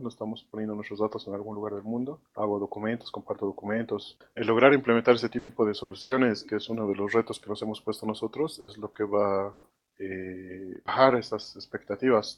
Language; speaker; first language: Spanish; native; Spanish